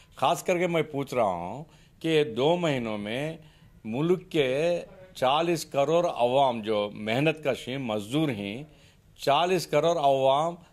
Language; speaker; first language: Hindi; non-native, local second language; Urdu